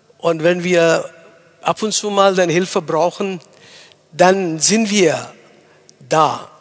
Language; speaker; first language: German; non-native, fluent; Tamil